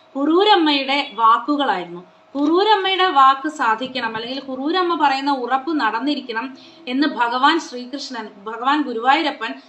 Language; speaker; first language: Malayalam; non-native, local second language; Konkani